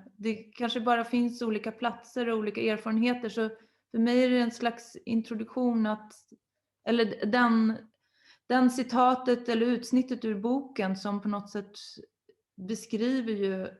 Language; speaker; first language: Swedish; native; Swedish